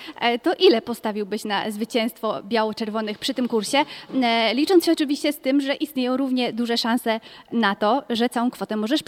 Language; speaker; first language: Polish; native; Polish